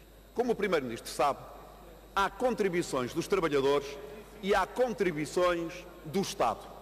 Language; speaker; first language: Portuguese; native; Portuguese